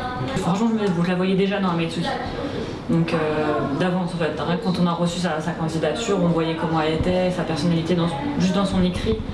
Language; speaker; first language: French; native; French